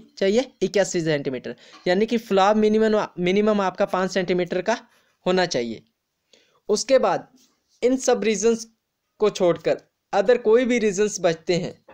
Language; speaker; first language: Hindi; native; Hindi